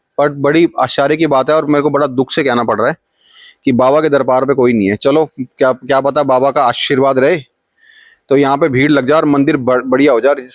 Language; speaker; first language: Hindi; native; Hindi